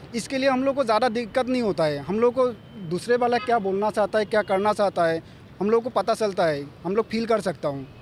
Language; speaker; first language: Hindi; non-native, local second language; Assamese